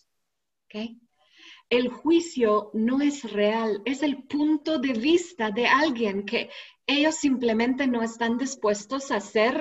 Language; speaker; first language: Spanish; non-native, learner; English